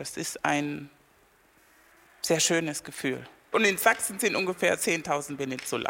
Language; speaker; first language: German; non-native, fluent; Spanish